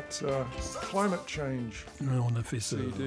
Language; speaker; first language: French; non-native, learner; English